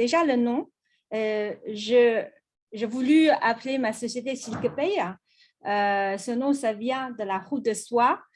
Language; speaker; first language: French; non-native, fluent; Chinese